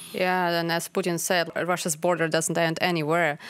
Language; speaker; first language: English; non-native, fluent; Ukrainian